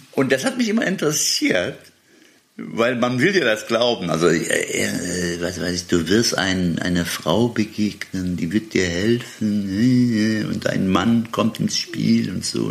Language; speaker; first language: German; early bilingual, other home language; Turkish